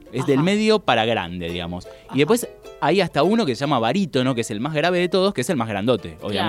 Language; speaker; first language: Spanish; native; Spanish